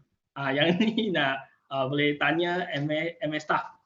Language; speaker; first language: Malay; non-native, local second language; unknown